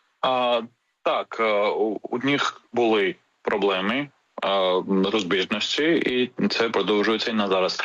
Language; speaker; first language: Ukrainian; non-native, fluent; Georgian